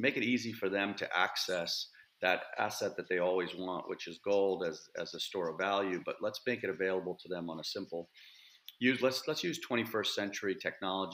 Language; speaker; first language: English; native; English